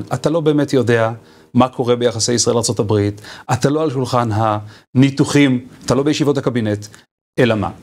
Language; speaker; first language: Hebrew; native; Hebrew